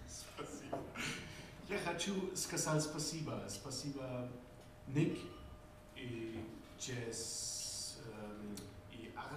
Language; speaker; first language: Russian; non-native, learner; German